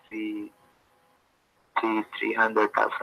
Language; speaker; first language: English; non-native, learner; Spanish